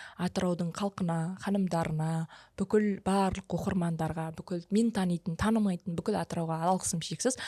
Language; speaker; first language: Kazakh; early bilingual, heritage; Kazakh